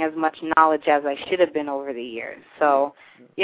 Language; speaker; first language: English; native; English